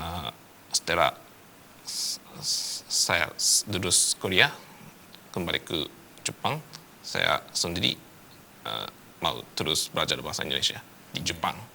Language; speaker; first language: Indonesian; non-native, fluent; Japanese